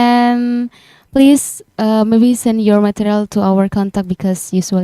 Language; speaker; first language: English; non-native, learner; Indonesian